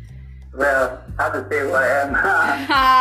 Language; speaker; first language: English; non-native, local second language; Tamil